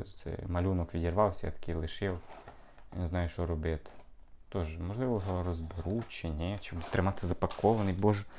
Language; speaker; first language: Ukrainian; non-native, local second language; Russian